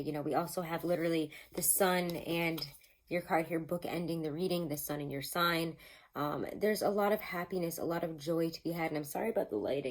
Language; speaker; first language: English; native; English